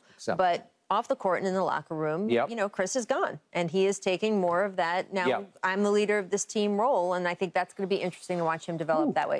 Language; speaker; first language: English; native; English